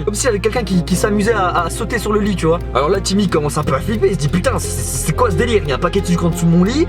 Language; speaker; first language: French; native; French